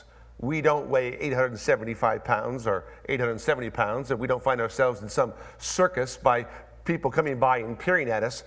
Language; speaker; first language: English; native; English